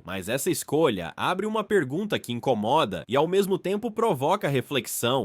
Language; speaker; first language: Portuguese; native; Portuguese